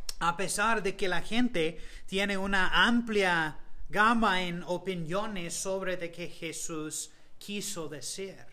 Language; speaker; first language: Spanish; non-native, fluent; English